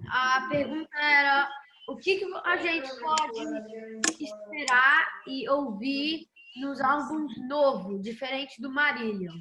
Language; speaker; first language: Portuguese; early bilingual, heritage; Portuguese